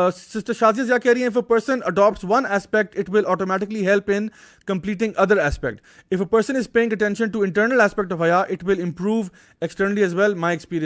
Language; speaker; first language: English; non-native, local second language; Urdu